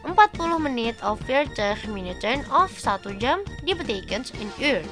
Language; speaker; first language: Dutch; non-native, fluent; Indonesian